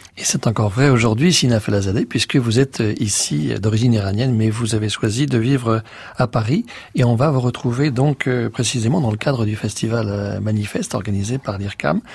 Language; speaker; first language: French; native; French